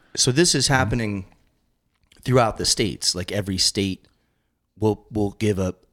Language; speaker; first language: English; native; English